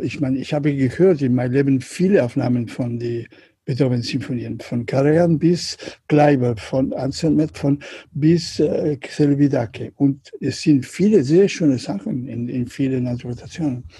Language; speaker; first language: German; non-native, learner; Catalan